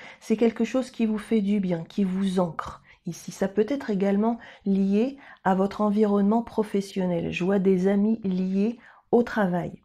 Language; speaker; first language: French; native; French